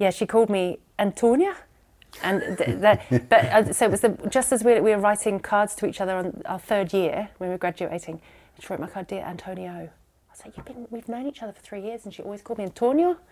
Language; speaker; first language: English; native; English